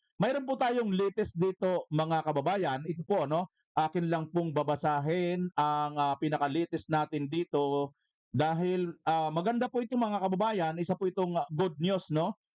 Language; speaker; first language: Filipino; native; Filipino